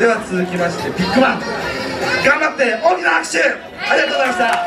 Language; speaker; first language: Japanese; native; Japanese